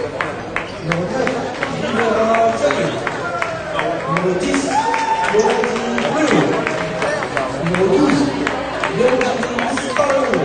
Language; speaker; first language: French; native; French